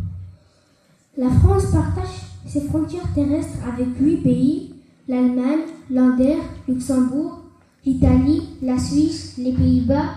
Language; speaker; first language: French; early bilingual, other home language; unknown